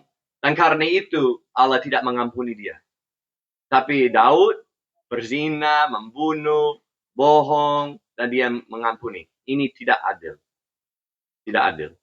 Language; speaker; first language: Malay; non-native, fluent; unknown